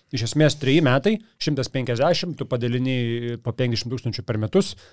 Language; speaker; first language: Lithuanian; native; Lithuanian